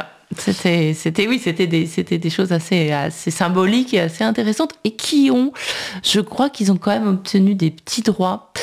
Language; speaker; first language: French; native; French